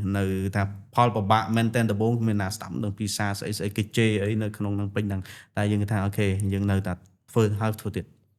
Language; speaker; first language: Khmer; non-native, local second language; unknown